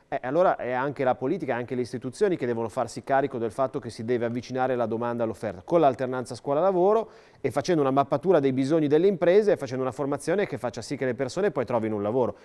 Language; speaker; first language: Italian; native; Italian